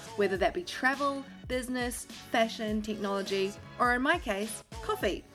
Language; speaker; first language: English; native; English